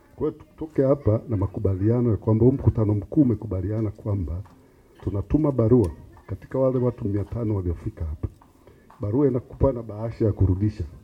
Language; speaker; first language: Swahili; native; Swahili